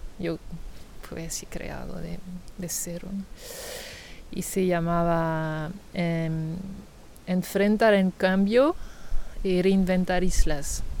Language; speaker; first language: Spanish; non-native, fluent; French